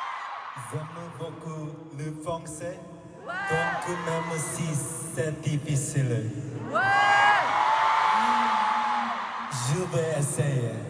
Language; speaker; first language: French; non-native, learner; Korean